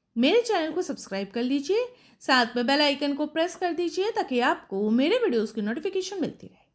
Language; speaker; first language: Hindi; native; Hindi